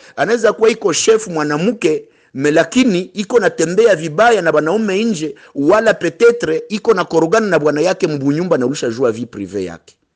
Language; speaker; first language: Swahili; native; Swahili